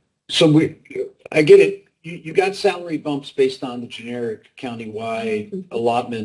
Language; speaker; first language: English; native; English